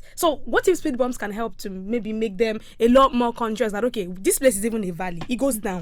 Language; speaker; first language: English; non-native, local second language; Yoruba